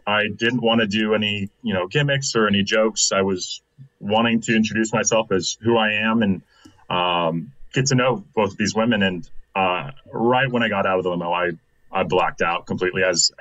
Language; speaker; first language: English; native; English